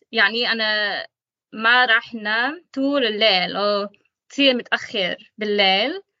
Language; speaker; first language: Arabic; non-native, learner; English